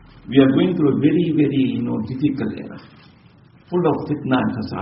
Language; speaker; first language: English; native; English